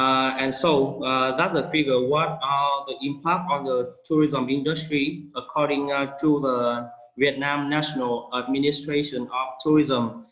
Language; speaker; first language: English; non-native, fluent; Vietnamese